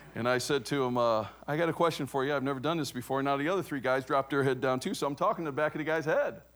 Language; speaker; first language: English; native; English